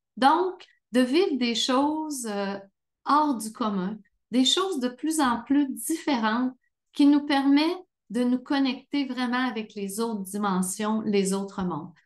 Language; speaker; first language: French; native; French